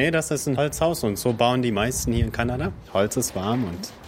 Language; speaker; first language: German; early bilingual, other home language; Russian